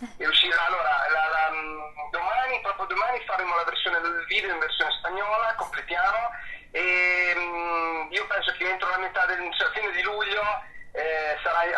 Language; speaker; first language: Italian; native; Italian